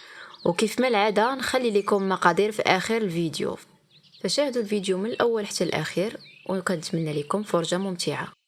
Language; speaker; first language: Arabic; native; Arabic